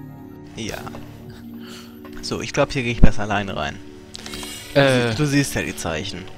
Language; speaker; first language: German; native; German